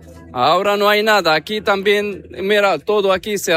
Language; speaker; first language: Spanish; non-native, learner; Arabic